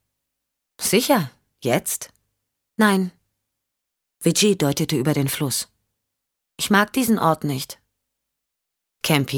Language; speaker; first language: German; native; German